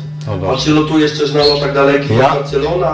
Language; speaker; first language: Polish; native; Polish